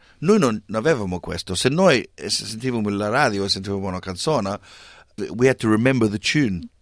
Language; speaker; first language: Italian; early bilingual, heritage; English